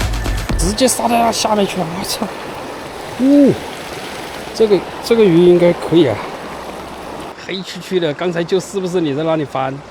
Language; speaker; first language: Chinese; native; Chinese